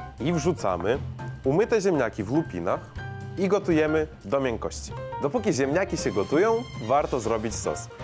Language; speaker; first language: Polish; native; Polish